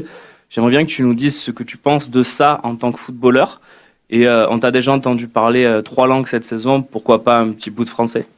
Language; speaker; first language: French; native; French